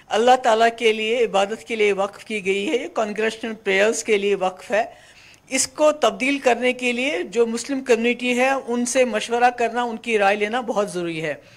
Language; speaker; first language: Hindi; non-native, local second language; Kashmiri